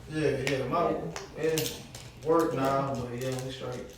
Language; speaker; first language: English; native; English